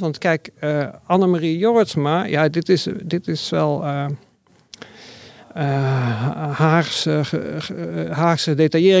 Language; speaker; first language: Dutch; native; Dutch